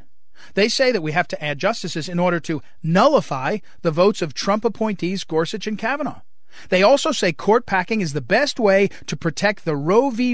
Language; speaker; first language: English; native; English